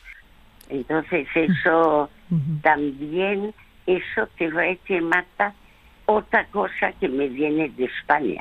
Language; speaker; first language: Spanish; early bilingual, other home language; French